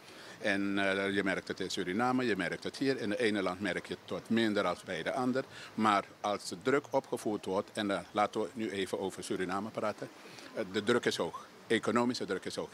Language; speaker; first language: Dutch; native; Dutch